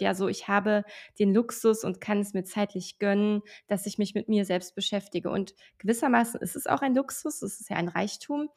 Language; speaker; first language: German; native; German